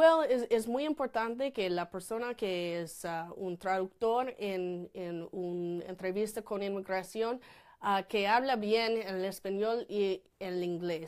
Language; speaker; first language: Spanish; non-native, fluent; English